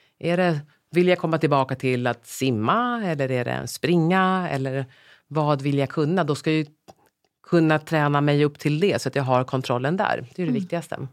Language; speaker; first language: Swedish; native; Swedish